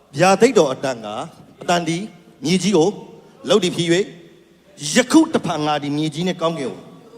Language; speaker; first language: Burmese; non-native, local second language; Kachin